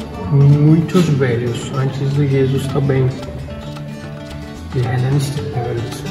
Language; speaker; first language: Portuguese; non-native, learner; Turkish